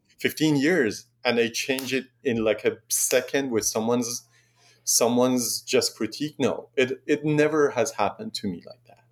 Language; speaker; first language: English; non-native, fluent; Persian